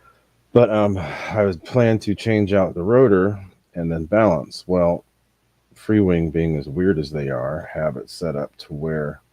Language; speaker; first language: English; native; English